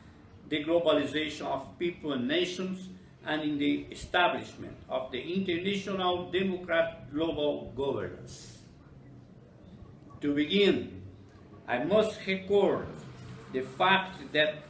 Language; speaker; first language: English; non-native, fluent; Portuguese